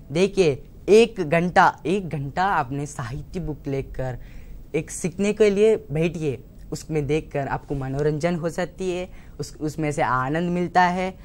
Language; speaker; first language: Hindi; non-native, local second language; Telugu